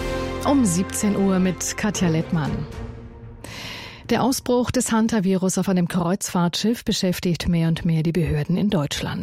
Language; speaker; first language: German; native; German